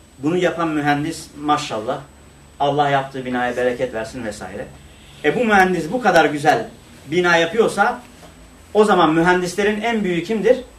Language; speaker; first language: Turkish; non-native, local second language; Kurdish